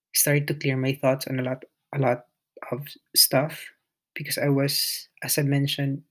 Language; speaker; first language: English; non-native, local second language; Filipino